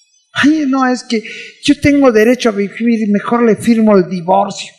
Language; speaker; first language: Spanish; native; Spanish